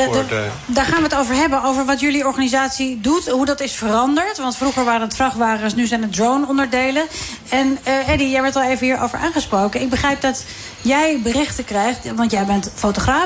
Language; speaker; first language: Dutch; native; Dutch